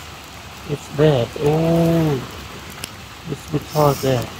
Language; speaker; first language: English; non-native, learner; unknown